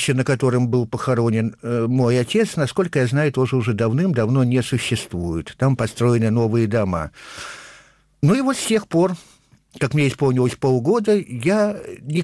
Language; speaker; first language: Russian; native; Russian